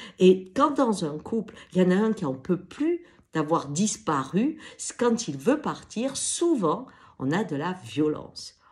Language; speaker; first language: French; native; French